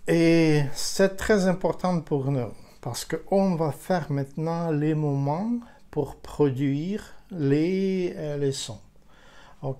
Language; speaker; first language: French; non-native, fluent; Ukrainian